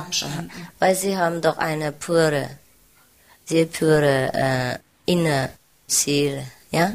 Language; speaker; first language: German; non-native, learner; Vietnamese